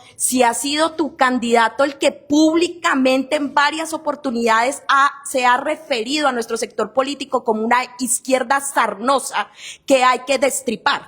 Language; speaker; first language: Spanish; native; Spanish